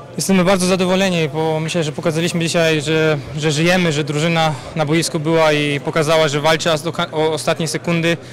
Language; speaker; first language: Polish; early bilingual, heritage; Polish